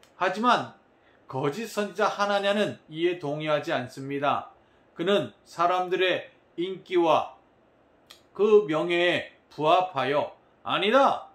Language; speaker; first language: Korean; native; Korean